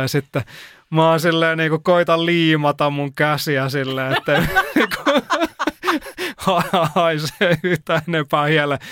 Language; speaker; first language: Finnish; native; Finnish